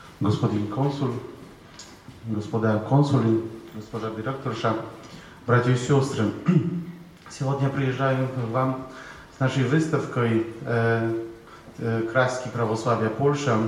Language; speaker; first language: Russian; non-native, fluent; Polish